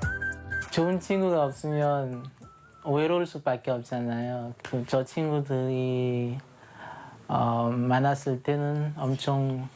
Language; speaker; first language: Korean; non-native, fluent; French